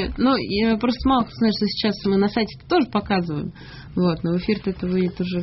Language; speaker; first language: Russian; native; Russian